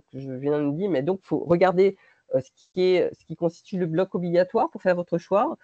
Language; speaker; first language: French; native; French